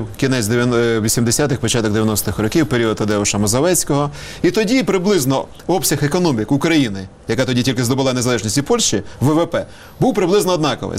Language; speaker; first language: Ukrainian; native; Ukrainian